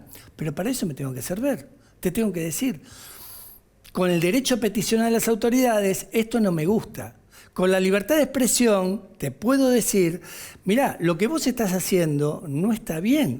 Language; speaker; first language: Spanish; native; Spanish